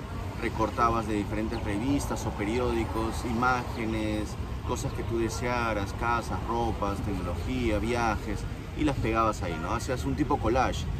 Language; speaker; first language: Spanish; native; Spanish